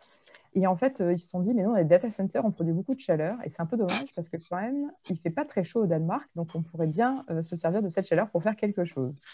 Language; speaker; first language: French; native; French